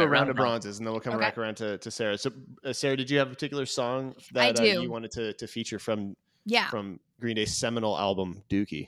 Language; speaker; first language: English; native; English